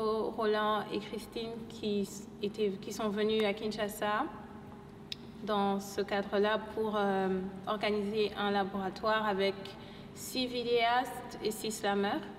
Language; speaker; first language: French; non-native, local second language; Lingala